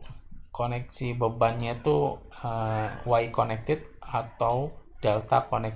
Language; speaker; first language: Indonesian; native; Indonesian